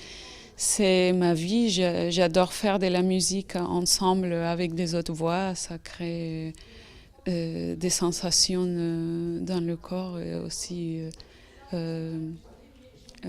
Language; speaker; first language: French; non-native, fluent; Spanish